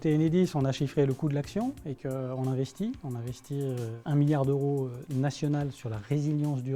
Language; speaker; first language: French; native; French